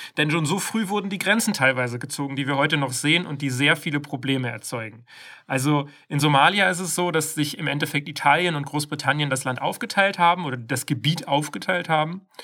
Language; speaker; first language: German; native; German